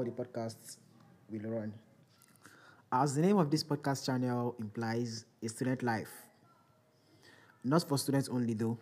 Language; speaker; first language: English; non-native, local second language; Yoruba